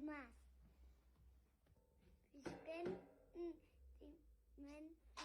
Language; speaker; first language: German; early bilingual, other home language; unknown